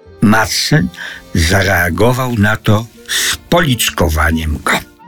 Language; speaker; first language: Polish; native; Polish